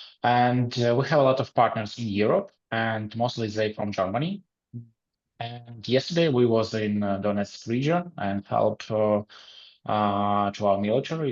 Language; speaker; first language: English; non-native, learner; Ukrainian